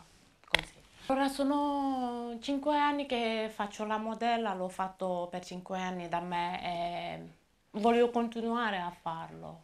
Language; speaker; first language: Italian; non-native, fluent; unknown